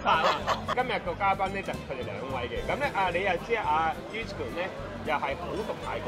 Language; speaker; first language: Cantonese; native; Cantonese